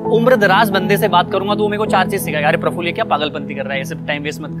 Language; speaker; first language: Hindi; native; Hindi